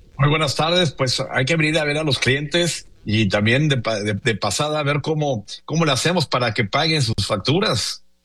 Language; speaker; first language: Spanish; native; Spanish